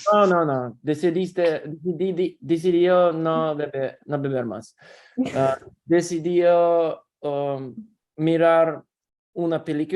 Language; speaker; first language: Spanish; non-native, learner; Russian